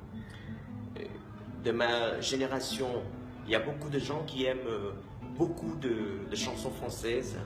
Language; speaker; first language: French; non-native, fluent; Vietnamese